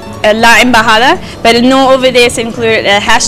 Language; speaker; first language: Spanish; non-native, learner; English